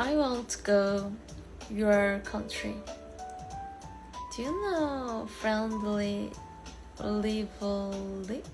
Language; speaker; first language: English; non-native, learner; Korean